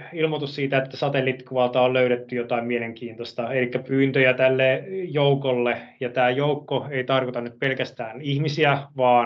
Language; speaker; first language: Finnish; native; Finnish